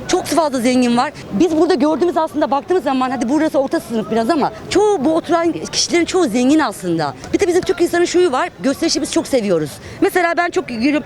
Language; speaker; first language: Turkish; native; Turkish